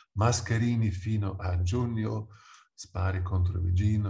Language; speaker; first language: Italian; non-native, local second language; German